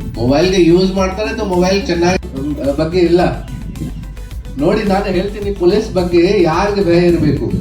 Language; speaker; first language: Kannada; non-native, fluent; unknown